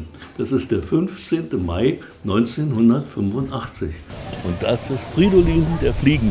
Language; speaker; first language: German; native; German